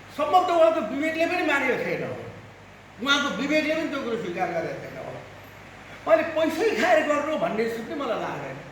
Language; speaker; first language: Nepali; native; Nepali